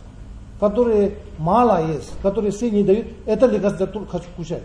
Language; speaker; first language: Russian; non-native, learner; Tibetan